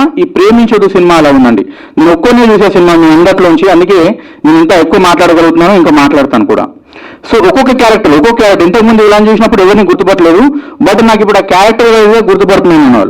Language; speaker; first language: Telugu; native; Telugu